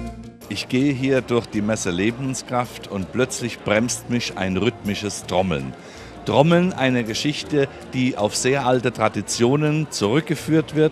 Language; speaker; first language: German; native; German